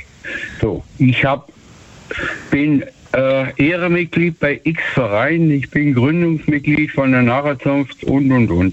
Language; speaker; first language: German; native; German